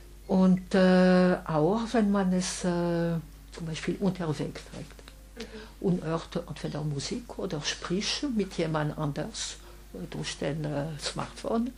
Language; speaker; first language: German; non-native, fluent; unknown